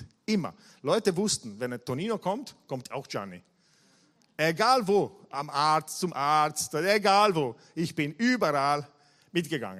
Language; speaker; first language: German; non-native, fluent; Italian